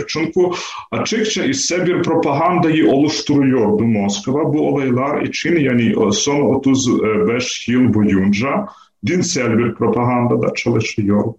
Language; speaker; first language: Turkish; non-native, fluent; Ukrainian